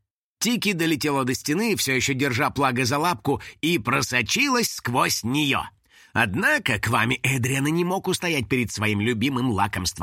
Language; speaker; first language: Russian; native; Russian